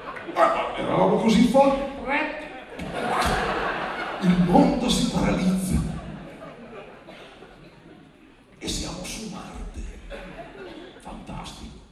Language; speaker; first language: Italian; native; Italian